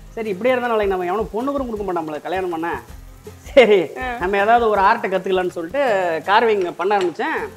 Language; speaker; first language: Tamil; native; Tamil